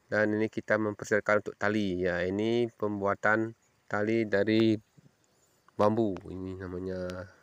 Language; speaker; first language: Indonesian; non-native, local second language; Balinese